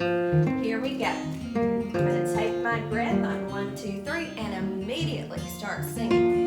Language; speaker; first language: English; native; English